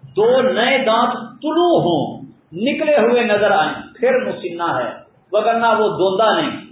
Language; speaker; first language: Urdu; non-native, local second language; Punjabi